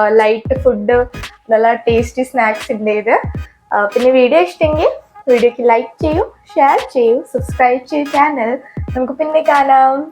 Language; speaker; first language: Malayalam; early bilingual, heritage; Malayalam